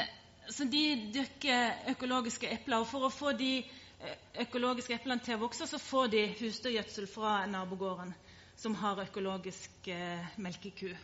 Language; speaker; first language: Norwegian; native; Norwegian